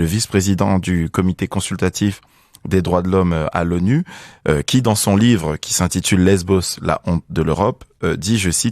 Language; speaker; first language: French; native; French